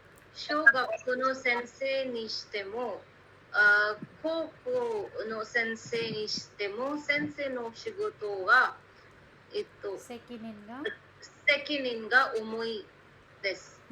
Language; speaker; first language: Japanese; non-native, learner; Hindi